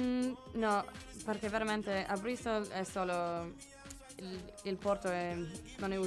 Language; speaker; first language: Italian; non-native, learner; English